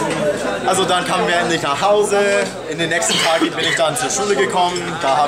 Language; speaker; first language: German; non-native, fluent; English